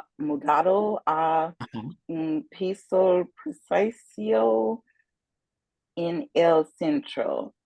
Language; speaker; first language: Spanish; non-native, learner; English